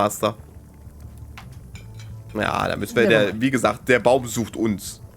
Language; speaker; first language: German; native; German